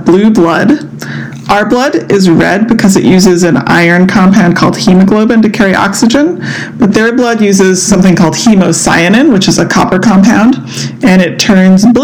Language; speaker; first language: English; native; English